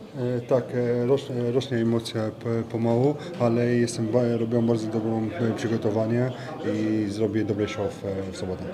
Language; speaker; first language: Polish; non-native, learner; French